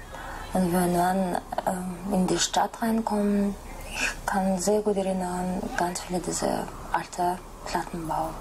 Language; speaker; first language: German; non-native, learner; Mongolian